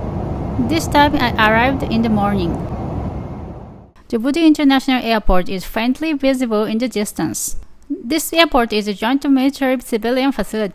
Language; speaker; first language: English; non-native, learner; Japanese